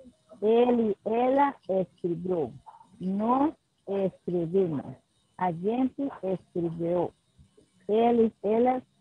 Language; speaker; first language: Portuguese; non-native, learner; Spanish